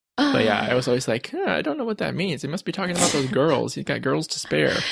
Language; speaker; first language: English; early bilingual, other home language; Spanish